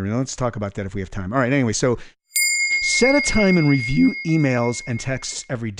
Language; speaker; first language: English; native; English